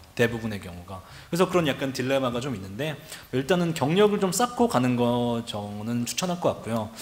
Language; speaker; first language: Korean; native; Korean